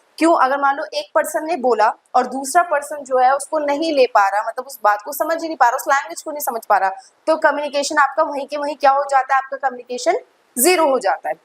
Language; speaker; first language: Hindi; native; Hindi